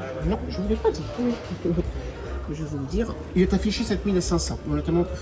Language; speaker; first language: French; native; French